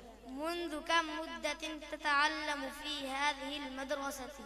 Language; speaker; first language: Arabic; non-native, learner; Urdu